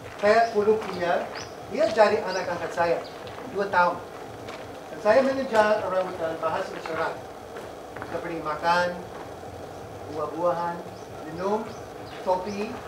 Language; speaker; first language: Indonesian; non-native, fluent; English